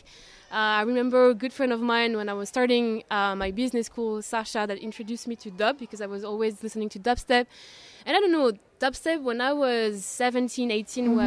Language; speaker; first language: English; non-native, fluent; French